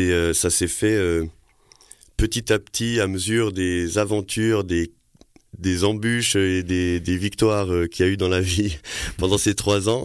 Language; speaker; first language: French; native; French